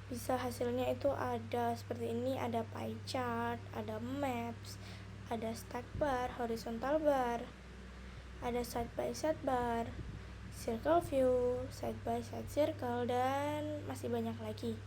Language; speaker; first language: Indonesian; native; Indonesian